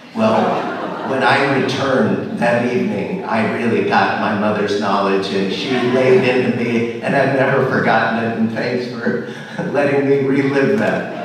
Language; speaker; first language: English; native; English